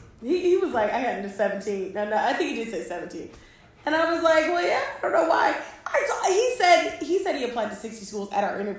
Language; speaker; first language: English; native; English